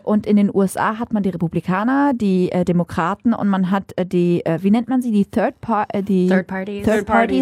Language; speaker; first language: German; native; German